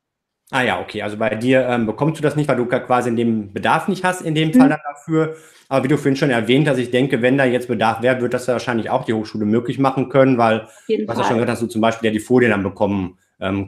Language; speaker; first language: German; native; German